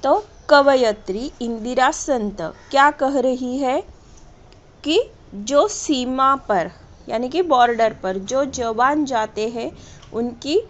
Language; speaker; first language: Hindi; non-native, local second language; Marathi